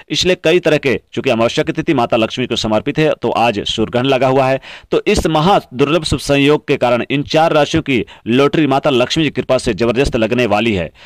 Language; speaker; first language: Hindi; native; Hindi